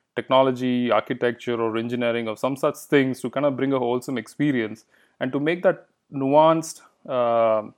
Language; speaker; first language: English; non-native, local second language; Kannada